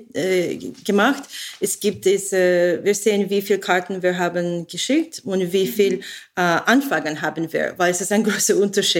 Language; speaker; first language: German; non-native, learner; English